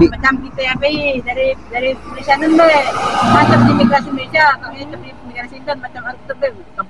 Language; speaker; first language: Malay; non-native, local second language; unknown